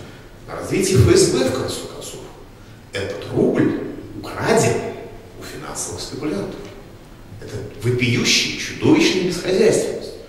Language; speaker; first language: Russian; native; Russian